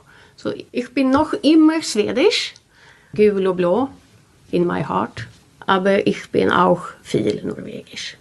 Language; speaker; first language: German; non-native, learner; Swedish